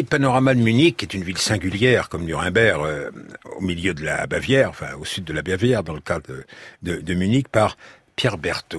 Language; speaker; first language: French; native; French